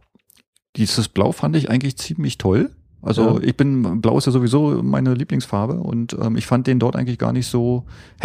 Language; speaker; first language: German; native; German